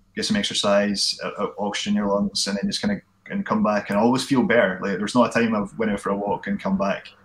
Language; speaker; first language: English; native; English